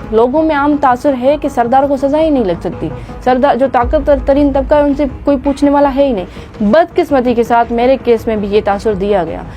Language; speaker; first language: Urdu; non-native, local second language; Sindhi